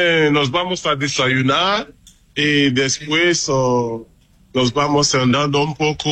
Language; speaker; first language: Spanish; non-native, learner; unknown